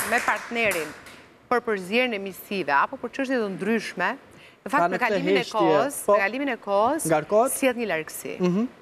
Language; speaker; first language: Albanian; native; Albanian